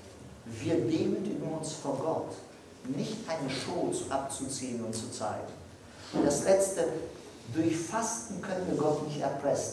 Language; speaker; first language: German; non-native, fluent; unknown